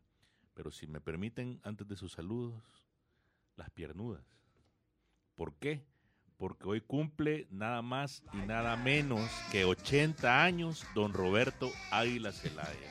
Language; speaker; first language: Spanish; native; Spanish